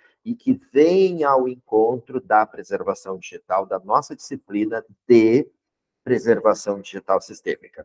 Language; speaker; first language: Portuguese; native; Portuguese